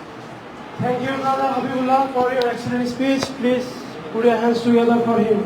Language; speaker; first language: English; non-native, learner; Bangla